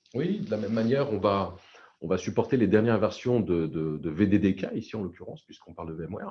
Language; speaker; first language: French; native; French